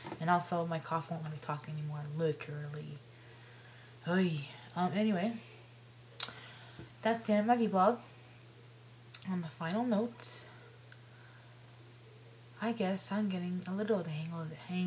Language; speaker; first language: English; early bilingual, other home language; Spanish